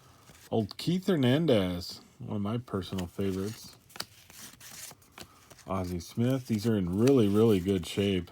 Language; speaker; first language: English; native; English